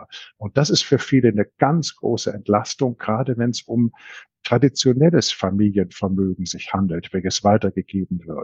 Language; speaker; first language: German; native; German